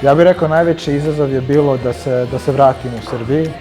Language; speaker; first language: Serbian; early bilingual, heritage; Serbian